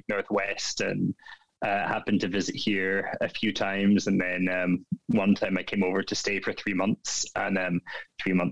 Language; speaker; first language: English; native; English